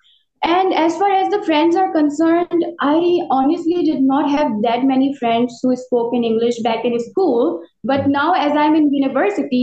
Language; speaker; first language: English; non-native, local second language; Urdu